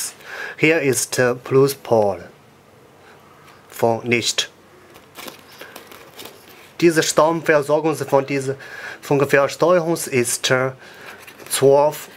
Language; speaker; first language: German; non-native, learner; Chinese